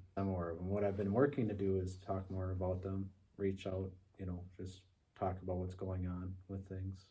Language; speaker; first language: English; native; English